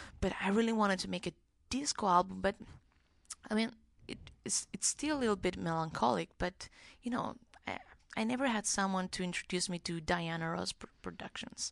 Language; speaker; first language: English; non-native, fluent; Greek